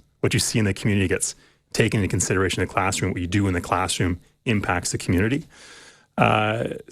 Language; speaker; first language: English; native; English